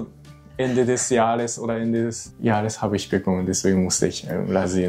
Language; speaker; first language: German; non-native, learner; Japanese